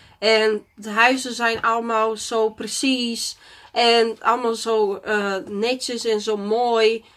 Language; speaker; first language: Dutch; non-native, fluent; Portuguese